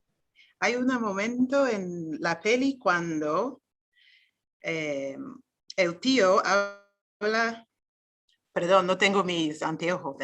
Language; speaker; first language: Spanish; non-native, fluent; English